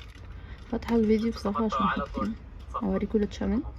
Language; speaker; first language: Arabic; native; Arabic